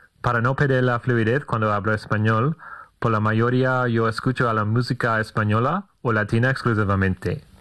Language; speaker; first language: Spanish; non-native, fluent; English